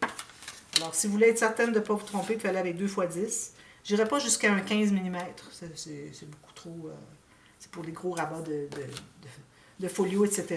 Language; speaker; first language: French; native; French